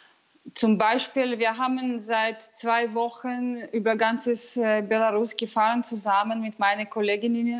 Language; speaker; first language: German; non-native, fluent; Russian